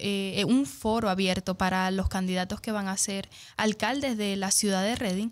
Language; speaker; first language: Spanish; native; Spanish